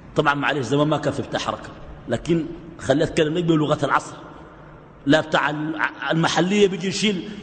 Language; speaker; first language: Arabic; native; Arabic